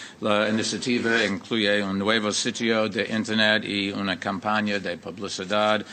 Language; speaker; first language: Spanish; non-native, learner; English